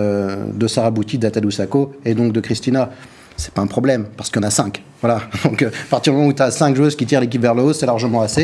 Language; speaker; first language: French; native; French